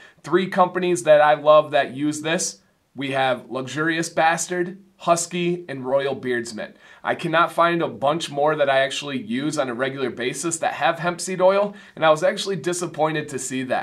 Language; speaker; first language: English; native; English